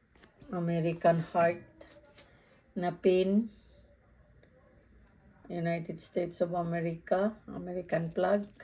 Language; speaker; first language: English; non-native, local second language; Filipino